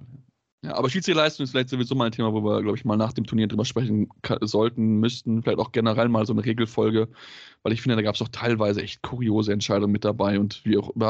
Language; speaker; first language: German; native; German